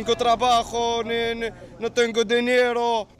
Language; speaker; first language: Spanish; non-native, learner; Arabic